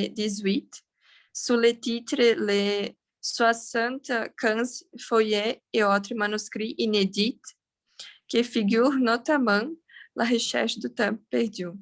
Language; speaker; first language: French; non-native, learner; Portuguese